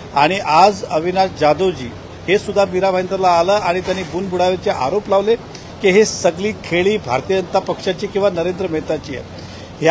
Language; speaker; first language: Marathi; non-native, local second language; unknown